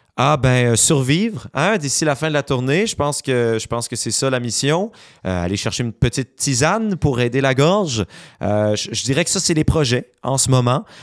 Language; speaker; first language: French; native; French